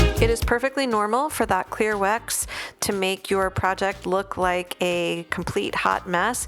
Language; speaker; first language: English; native; English